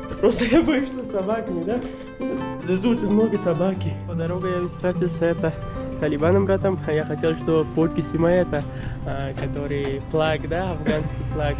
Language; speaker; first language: Russian; non-native, learner; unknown